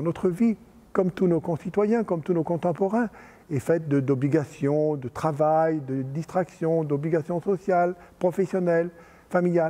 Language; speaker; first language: French; native; French